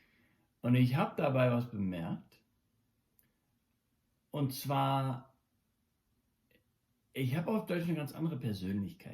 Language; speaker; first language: German; non-native, local second language; English